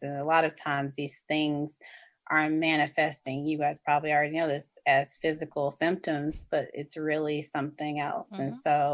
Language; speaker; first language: English; native; English